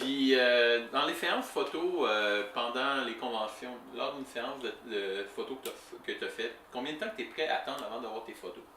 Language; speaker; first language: French; native; French